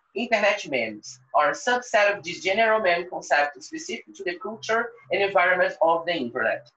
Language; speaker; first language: English; non-native, fluent; Portuguese